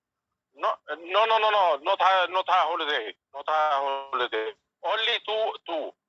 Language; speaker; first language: English; non-native, learner; Arabic